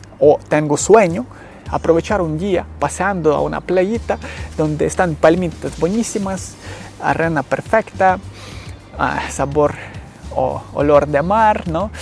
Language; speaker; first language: Spanish; non-native, learner; Ukrainian